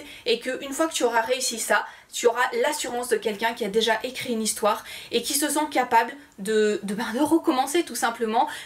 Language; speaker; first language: French; native; French